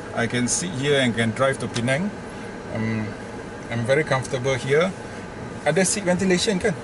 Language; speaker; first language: English; non-native, local second language; Malay